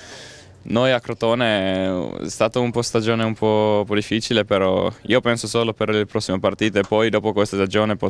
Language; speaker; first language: Italian; non-native, fluent; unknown